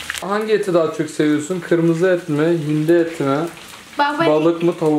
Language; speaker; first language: Turkish; native; Turkish